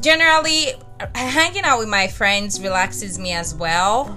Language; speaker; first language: English; non-native, local second language; Yoruba